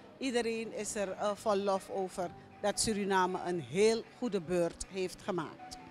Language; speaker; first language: Dutch; native; Dutch